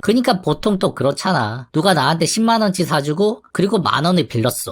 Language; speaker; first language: Korean; native; Korean